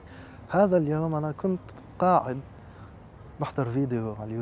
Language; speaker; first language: Arabic; non-native, fluent; French